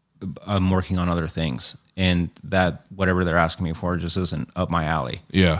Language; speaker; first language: English; native; English